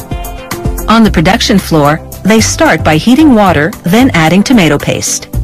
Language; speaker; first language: English; native; English